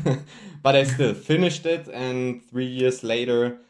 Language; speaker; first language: English; non-native, fluent; German